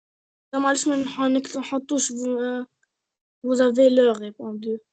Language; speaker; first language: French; non-native, learner; Arabic